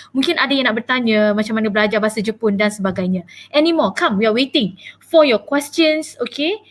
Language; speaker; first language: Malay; native; Malay